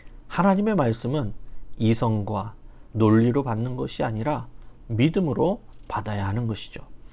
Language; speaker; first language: Korean; native; Korean